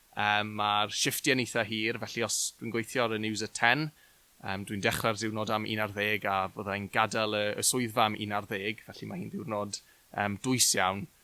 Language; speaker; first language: Welsh; native; Welsh